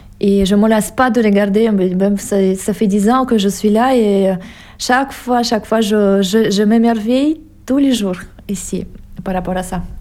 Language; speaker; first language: French; non-native, fluent; Russian